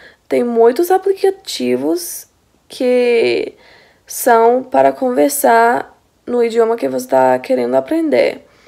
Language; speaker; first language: Portuguese; non-native, fluent; English